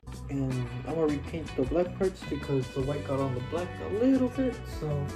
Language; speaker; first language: English; early bilingual, other home language; Spanish